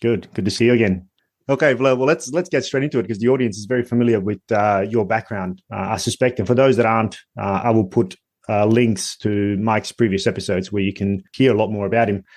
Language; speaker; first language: English; native; English